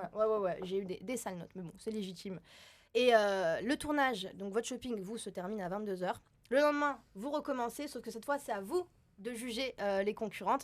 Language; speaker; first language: French; native; French